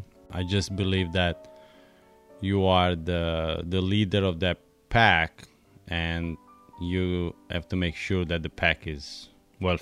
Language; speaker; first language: English; non-native, fluent; Italian